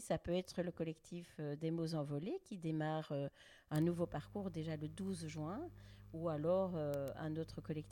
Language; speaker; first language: French; native; French